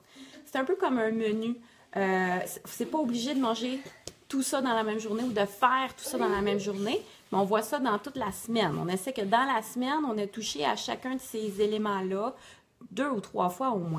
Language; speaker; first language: French; native; French